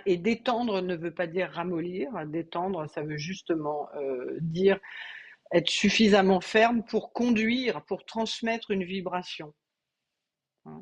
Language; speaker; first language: French; native; French